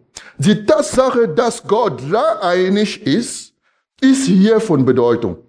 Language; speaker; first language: German; non-native, fluent; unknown